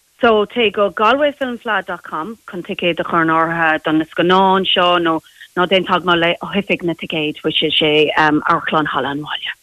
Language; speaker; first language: Irish; non-native, local second language; English